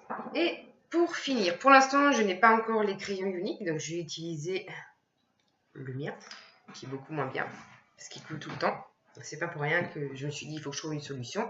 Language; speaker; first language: French; native; French